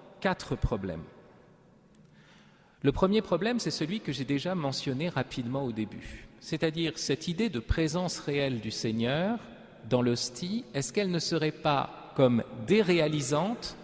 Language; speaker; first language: French; native; French